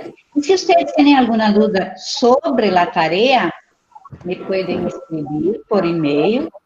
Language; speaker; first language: Spanish; non-native, fluent; Portuguese